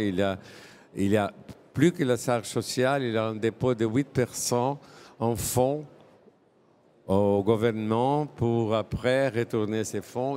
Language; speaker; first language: French; non-native, fluent; Portuguese